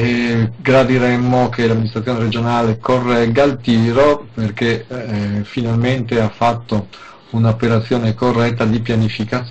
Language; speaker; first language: Italian; native; Italian